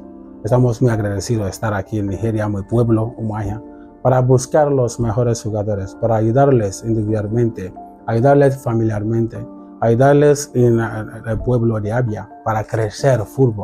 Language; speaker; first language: Spanish; non-native, fluent; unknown